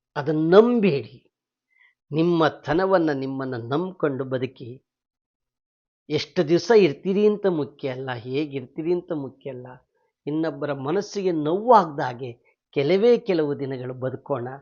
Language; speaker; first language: Kannada; native; Kannada